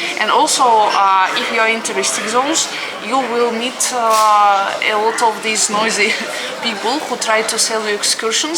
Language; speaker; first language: English; non-native, fluent; Russian